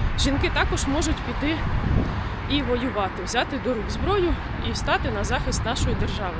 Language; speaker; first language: Ukrainian; native; Ukrainian